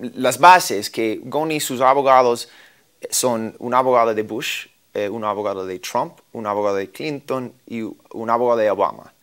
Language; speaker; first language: Spanish; non-native, fluent; English